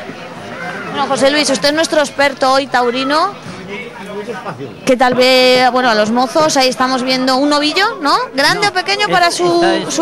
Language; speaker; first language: Spanish; native; Spanish